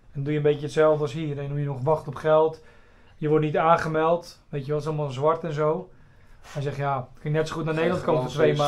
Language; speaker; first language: Dutch; native; Dutch